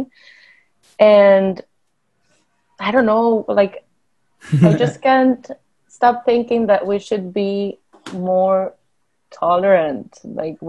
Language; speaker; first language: English; non-native, fluent; Spanish